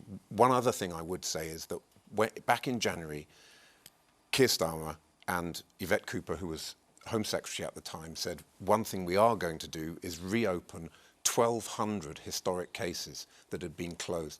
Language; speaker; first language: English; native; English